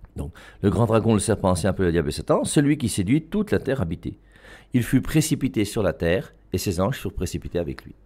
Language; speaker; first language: French; native; French